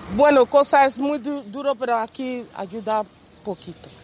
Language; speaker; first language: Spanish; non-native, learner; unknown